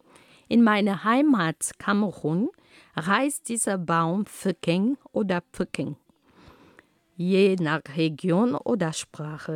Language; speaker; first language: German; non-native, fluent; Ghomala